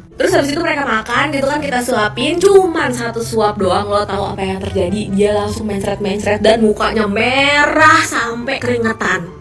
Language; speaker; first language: Indonesian; native; Indonesian